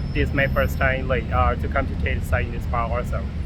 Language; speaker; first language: English; non-native, learner; Thai